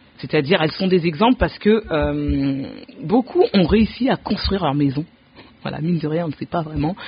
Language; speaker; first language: French; early bilingual, other home language; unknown